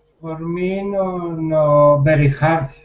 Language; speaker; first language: English; non-native, learner; Spanish